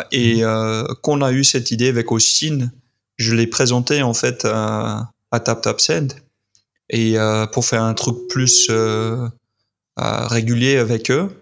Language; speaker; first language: French; non-native, fluent; English